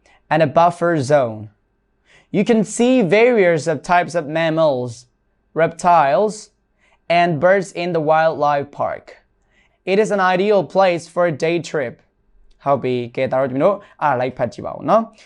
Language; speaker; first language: English; non-native, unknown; Burmese